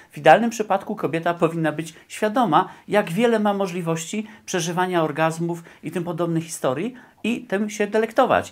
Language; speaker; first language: Polish; native; Polish